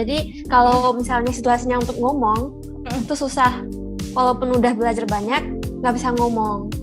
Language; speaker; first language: Indonesian; non-native, fluent; Japanese